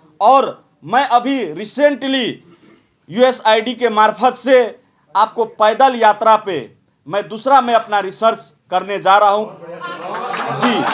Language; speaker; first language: Hindi; non-native, fluent; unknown